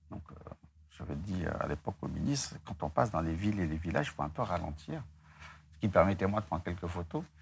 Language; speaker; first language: French; non-native, local second language; Arabic